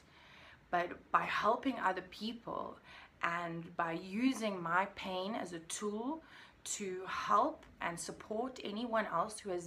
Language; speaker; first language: English; native; English